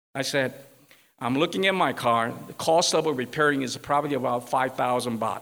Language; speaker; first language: English; non-native, fluent; Korean